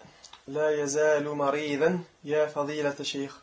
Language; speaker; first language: Arabic; non-native, learner; French